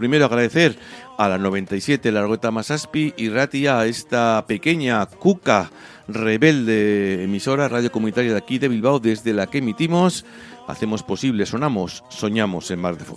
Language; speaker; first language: Spanish; native; Spanish